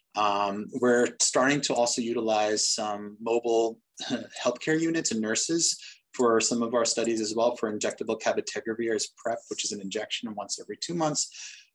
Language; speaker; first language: English; native; English